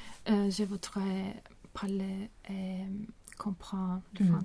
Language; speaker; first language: French; non-native, learner; Swedish